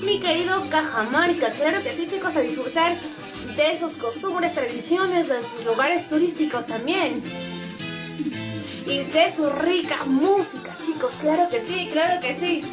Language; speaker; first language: Spanish; native; Spanish